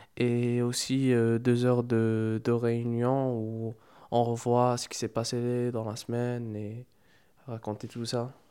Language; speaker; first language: French; non-native, local second language; Arabic